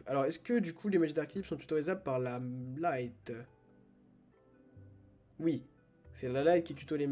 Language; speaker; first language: French; native; French